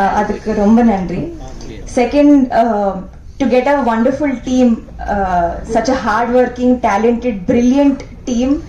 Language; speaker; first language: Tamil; non-native, learner; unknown